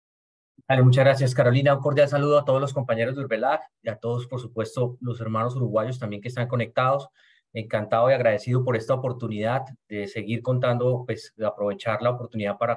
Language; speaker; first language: Spanish; native; Spanish